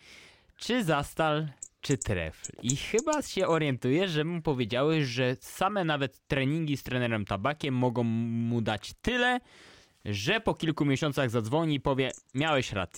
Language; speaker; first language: Polish; native; Polish